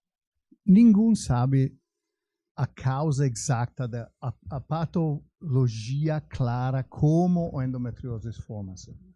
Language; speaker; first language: Portuguese; non-native, fluent; Italian